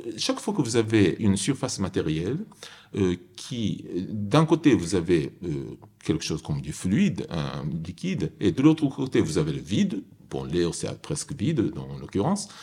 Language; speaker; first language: French; non-native, fluent; Japanese